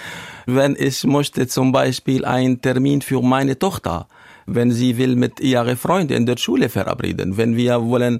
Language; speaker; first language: German; non-native, learner; Arabic